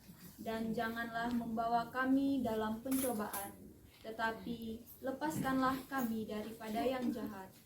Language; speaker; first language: Indonesian; native; Indonesian